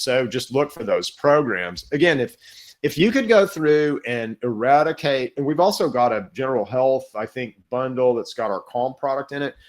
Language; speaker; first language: English; native; English